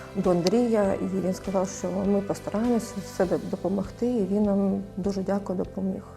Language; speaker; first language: Ukrainian; non-native, local second language; Russian